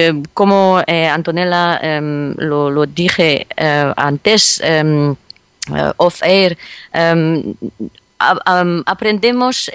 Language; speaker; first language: Spanish; non-native, fluent; French